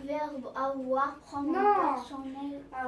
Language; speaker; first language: French; non-native, learner; Arabic